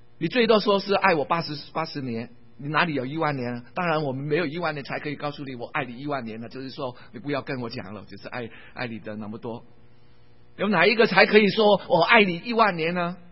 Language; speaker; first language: Chinese; non-native, local second language; Cantonese